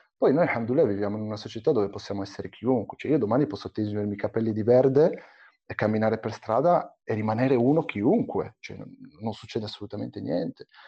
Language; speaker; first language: Italian; early bilingual, other home language; Arabic